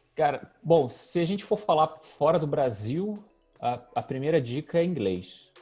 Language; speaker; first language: Portuguese; native; Portuguese